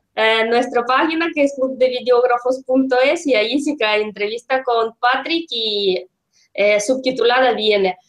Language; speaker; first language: Spanish; non-native, fluent; Russian